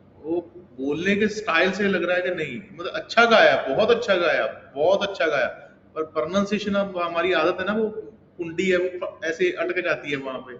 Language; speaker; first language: Hindi; non-native, local second language; Punjabi